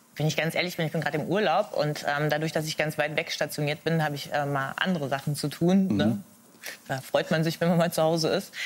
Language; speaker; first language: German; early bilingual, other home language; Arabic